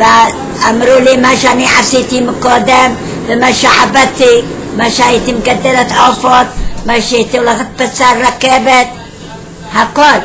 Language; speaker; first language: Hebrew; non-native, fluent; Arabic